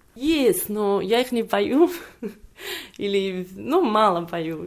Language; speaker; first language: Russian; non-native, fluent; Catalan